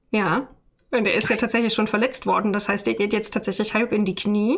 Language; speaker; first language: German; native; German